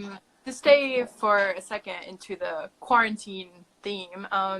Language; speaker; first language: English; native; English